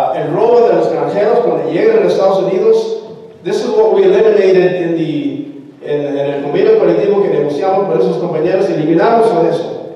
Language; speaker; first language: Spanish; early bilingual, heritage; Spanish